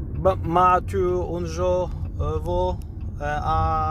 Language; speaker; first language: French; non-native, learner; Polish